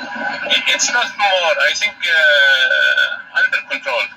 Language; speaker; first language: English; non-native, learner; Arabic